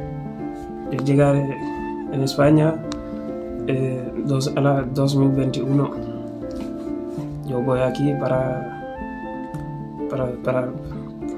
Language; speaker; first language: Spanish; non-native, learner; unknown